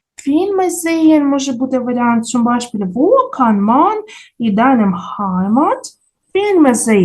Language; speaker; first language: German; non-native, fluent; Ukrainian